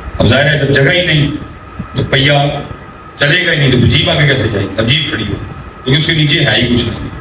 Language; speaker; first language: Urdu; non-native, local second language; Punjabi